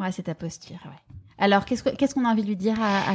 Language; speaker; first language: French; native; French